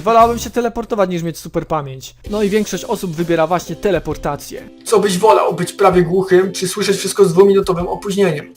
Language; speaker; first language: Polish; native; Polish